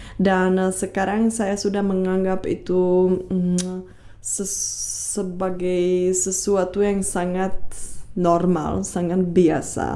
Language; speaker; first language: Indonesian; non-native, fluent; Czech